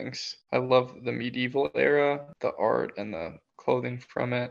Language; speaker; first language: English; native; English